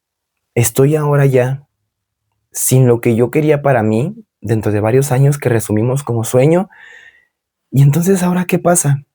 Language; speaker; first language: Spanish; native; Spanish